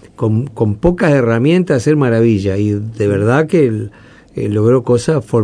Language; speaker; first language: Spanish; native; Spanish